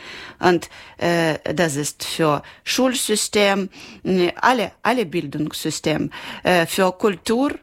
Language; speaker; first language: German; non-native, learner; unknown